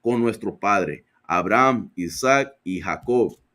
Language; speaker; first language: Spanish; early bilingual, other home language; English